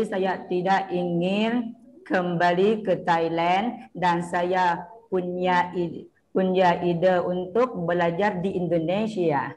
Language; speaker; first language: Indonesian; non-native, learner; Thai